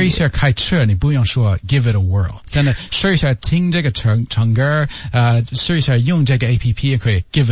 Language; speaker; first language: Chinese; non-native, learner; English